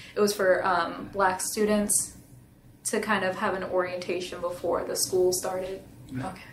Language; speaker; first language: English; native; English